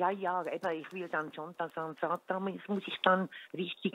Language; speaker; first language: German; native; German